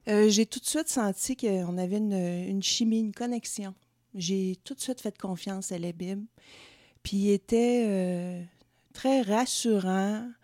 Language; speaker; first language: French; native; French